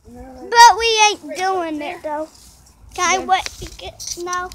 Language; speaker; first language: English; native; English